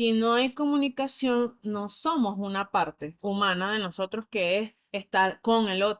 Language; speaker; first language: Spanish; native; Spanish